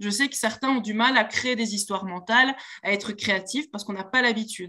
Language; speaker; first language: French; native; French